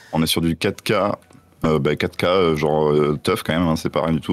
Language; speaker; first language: French; native; French